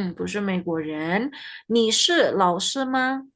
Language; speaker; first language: Chinese; non-native, fluent; Indonesian